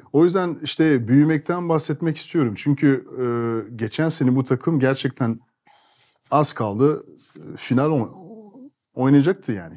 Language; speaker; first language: Turkish; non-native, fluent; French